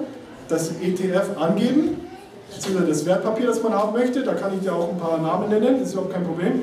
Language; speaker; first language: German; native; German